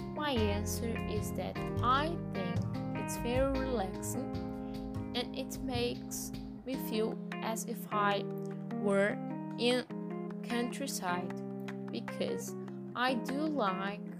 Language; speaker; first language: English; non-native, fluent; Portuguese